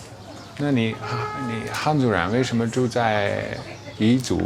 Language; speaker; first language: Chinese; non-native, fluent; Dutch